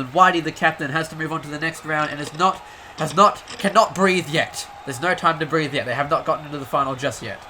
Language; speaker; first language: English; native; English